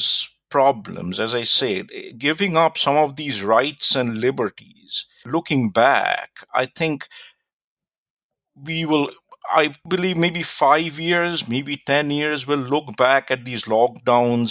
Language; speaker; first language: English; non-native, local second language; Bangla